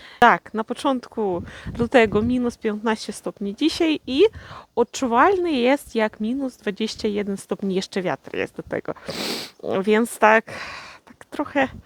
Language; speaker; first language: Polish; early bilingual, heritage; Polish